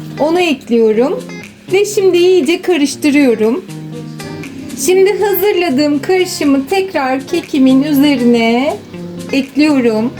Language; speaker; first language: Turkish; native; Turkish